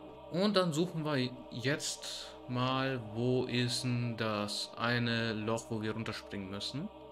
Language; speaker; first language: German; native; German